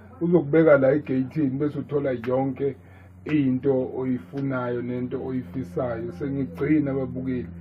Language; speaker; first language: Zulu; native; Zulu